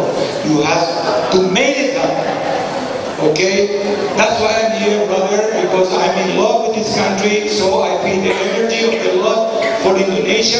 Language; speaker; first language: English; non-native, fluent; Spanish